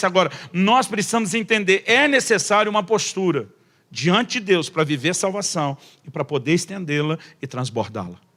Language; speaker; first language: Portuguese; native; Portuguese